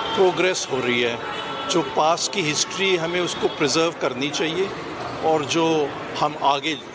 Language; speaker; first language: Hindi; non-native, local second language; Punjabi